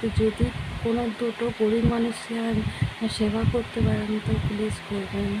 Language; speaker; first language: Bangla; non-native, local second language; Hindi